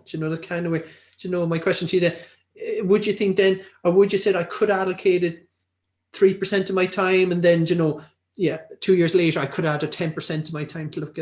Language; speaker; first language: English; native; English